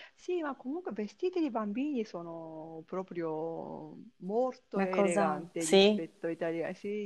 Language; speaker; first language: Italian; non-native, learner; Japanese